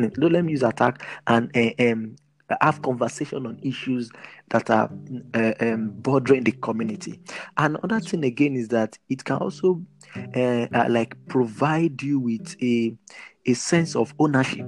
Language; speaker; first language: English; non-native, local second language; Yoruba